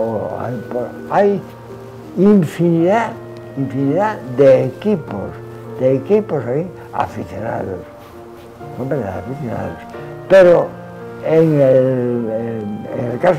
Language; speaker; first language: Spanish; native; Spanish